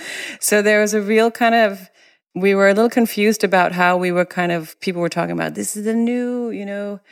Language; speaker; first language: English; non-native, fluent; Danish